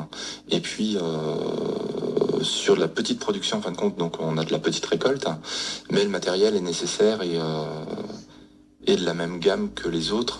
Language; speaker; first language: French; native; French